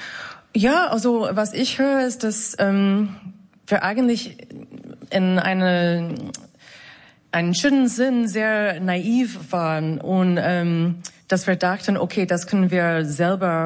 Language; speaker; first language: German; non-native, fluent; English